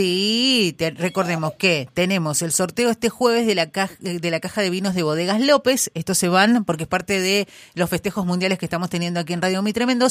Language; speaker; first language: Spanish; native; Spanish